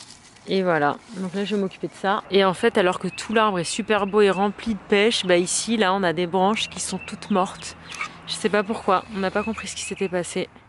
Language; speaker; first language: French; native; French